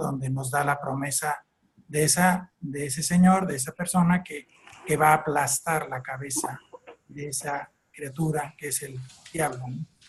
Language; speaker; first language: Spanish; native; Spanish